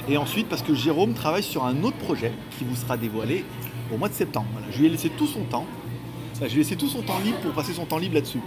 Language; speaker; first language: French; native; French